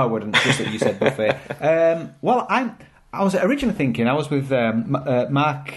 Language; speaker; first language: English; native; English